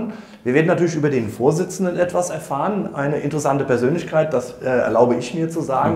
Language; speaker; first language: German; native; German